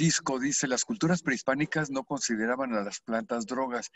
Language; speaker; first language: Spanish; native; Spanish